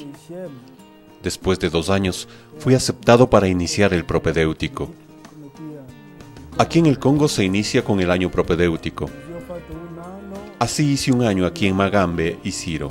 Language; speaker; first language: Spanish; non-native, fluent; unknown